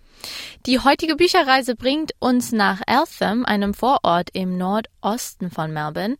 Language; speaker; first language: German; native; German